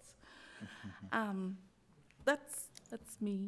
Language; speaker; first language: English; native; English